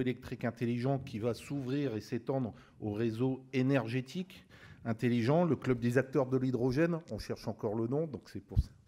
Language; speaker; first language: French; native; French